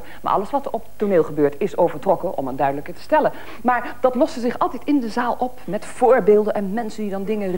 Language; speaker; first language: Dutch; native; Dutch